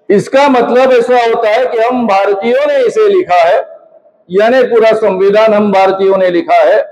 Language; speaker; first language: Hindi; non-native, local second language; Marathi